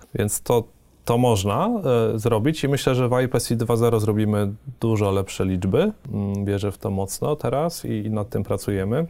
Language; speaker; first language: Polish; native; Polish